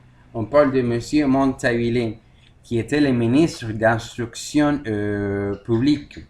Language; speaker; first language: French; non-native, learner; Spanish